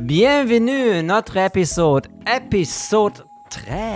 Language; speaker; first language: French; non-native, learner; German